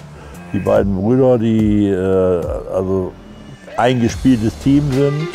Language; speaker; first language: German; native; German